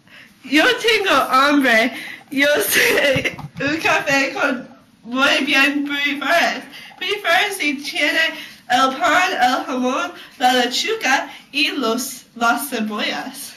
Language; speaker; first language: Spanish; non-native, learner; English